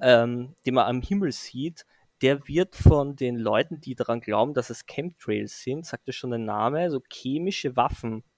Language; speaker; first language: German; native; German